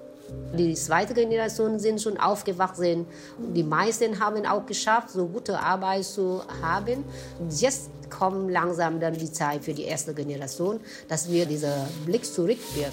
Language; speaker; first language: German; non-native, fluent; Vietnamese